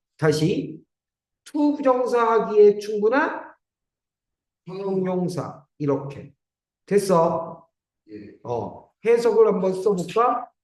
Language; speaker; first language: Korean; native; Korean